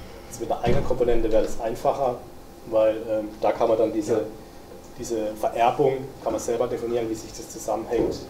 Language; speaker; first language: German; native; German